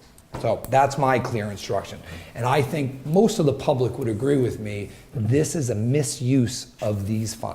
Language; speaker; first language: English; native; English